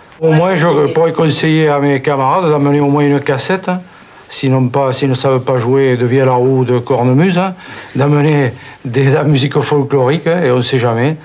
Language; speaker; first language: French; native; French